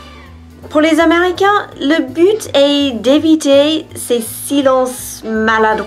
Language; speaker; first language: French; non-native, fluent; English